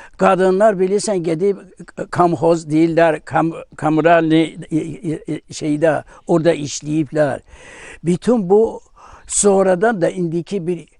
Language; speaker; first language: Azerbaijani; non-native, local second language; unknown